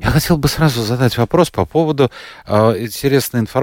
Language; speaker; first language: Russian; native; Russian